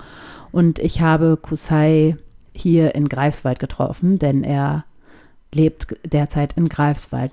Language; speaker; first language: German; native; German